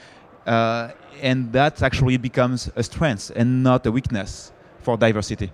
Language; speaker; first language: English; non-native, fluent; French